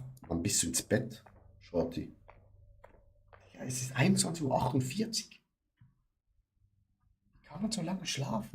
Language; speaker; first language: German; native; German